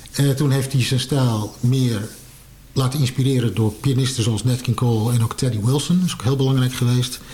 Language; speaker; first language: Dutch; native; Dutch